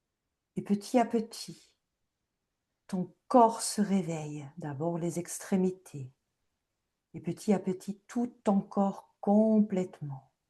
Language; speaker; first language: French; native; French